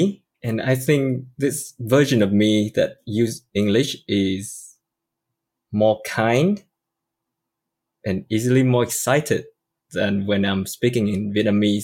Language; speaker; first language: English; non-native, fluent; Vietnamese